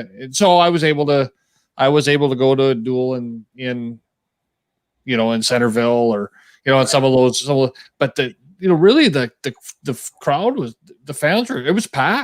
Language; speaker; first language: English; native; English